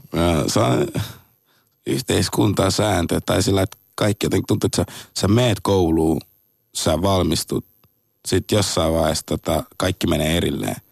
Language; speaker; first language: Finnish; non-native, fluent; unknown